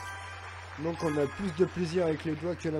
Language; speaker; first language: French; native; French